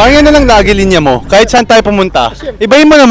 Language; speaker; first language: Filipino; native; Filipino